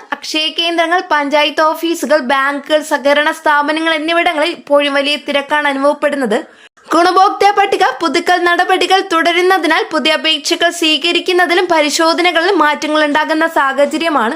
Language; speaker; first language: Malayalam; native; Malayalam